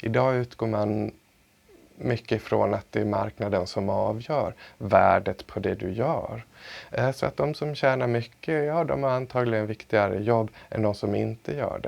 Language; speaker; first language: Swedish; native; Swedish